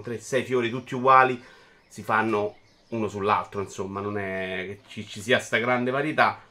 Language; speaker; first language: Italian; native; Italian